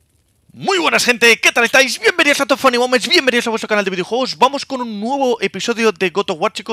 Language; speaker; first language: Spanish; native; Spanish